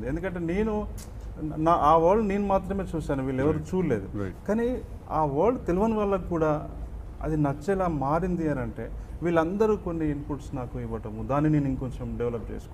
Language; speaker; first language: Telugu; native; Telugu